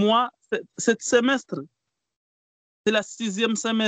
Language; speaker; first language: French; non-native, learner; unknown